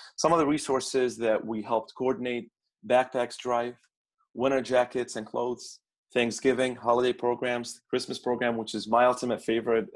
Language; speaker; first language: English; non-native, fluent; Arabic